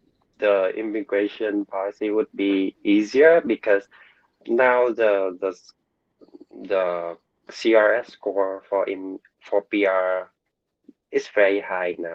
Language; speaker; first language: English; non-native, learner; Vietnamese